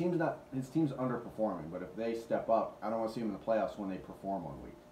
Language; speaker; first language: English; native; English